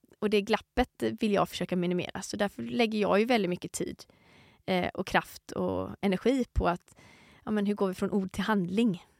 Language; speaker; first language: Swedish; native; Swedish